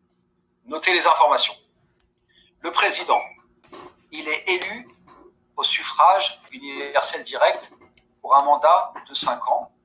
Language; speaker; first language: French; native; French